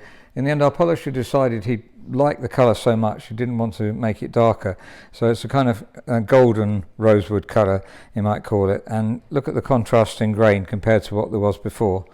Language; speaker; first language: English; native; English